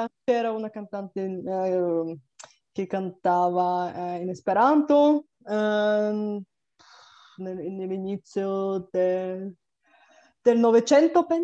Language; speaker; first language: Italian; non-native, fluent; Bulgarian